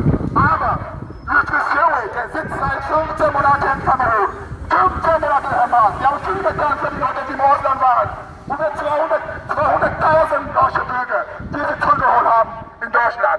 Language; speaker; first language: German; non-native, fluent; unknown